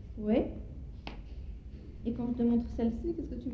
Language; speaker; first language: French; native; French